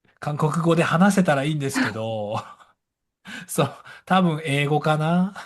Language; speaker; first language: Japanese; native; Japanese